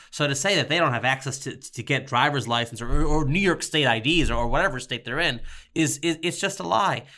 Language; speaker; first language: English; native; English